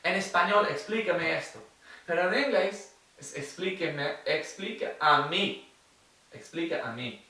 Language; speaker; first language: Spanish; non-native, learner; English